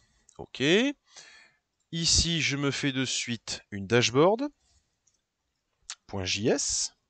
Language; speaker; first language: French; native; French